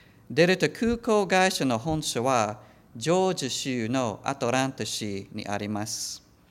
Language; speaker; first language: Japanese; non-native, fluent; English